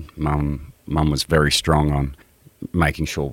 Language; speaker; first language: English; native; English